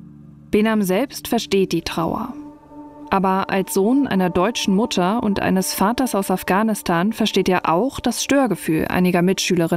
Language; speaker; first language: German; native; German